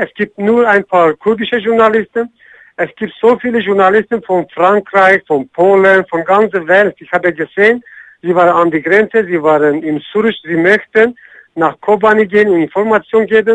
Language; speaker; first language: German; non-native, learner; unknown